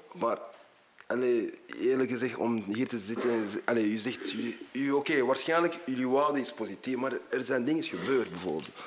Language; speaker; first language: Dutch; early bilingual, other home language; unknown